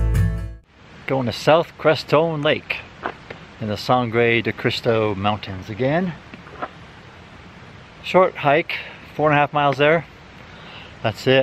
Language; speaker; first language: English; native; English